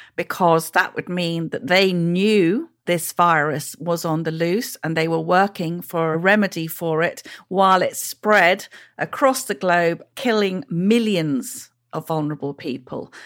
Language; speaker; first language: English; native; English